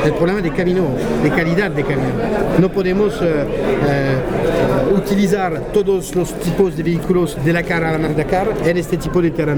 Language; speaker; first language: Spanish; non-native, fluent; French